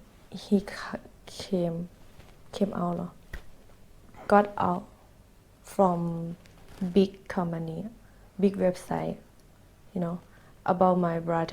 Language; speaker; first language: English; non-native, learner; Thai